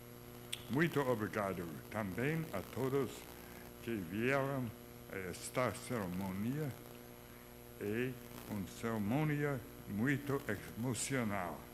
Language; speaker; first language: Portuguese; non-native, learner; English